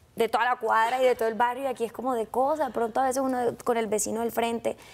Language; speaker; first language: Spanish; native; Spanish